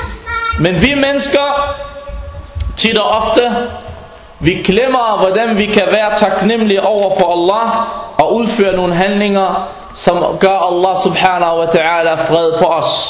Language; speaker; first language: Danish; non-native, fluent; Arabic